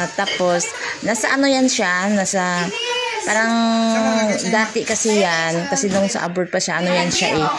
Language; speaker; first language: Filipino; non-native, local second language; Hiligaynon